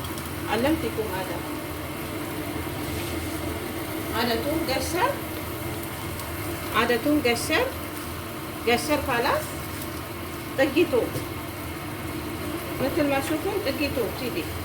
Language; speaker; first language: Arabic; non-native, learner; Amharic